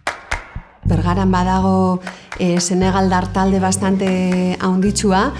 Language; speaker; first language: Basque; native; Basque